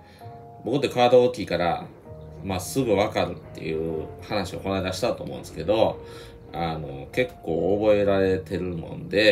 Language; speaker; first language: Japanese; native; Japanese